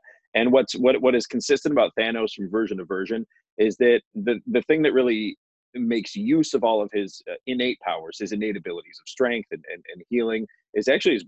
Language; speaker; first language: English; native; English